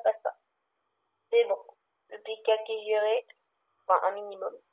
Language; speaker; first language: French; native; French